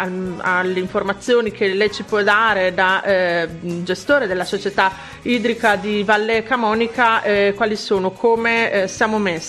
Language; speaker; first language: Italian; native; Italian